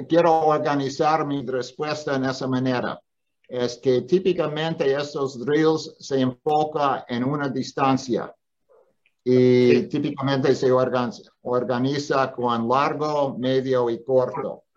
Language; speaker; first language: Spanish; non-native, fluent; English